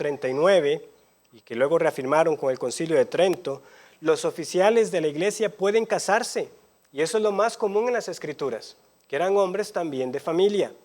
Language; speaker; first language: Spanish; native; Spanish